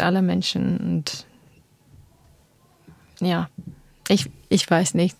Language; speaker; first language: German; non-native, learner; Armenian